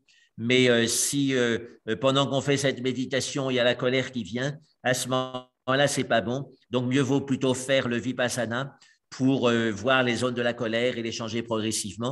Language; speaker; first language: French; native; French